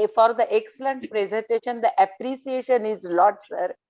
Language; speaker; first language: English; non-native, local second language; Marathi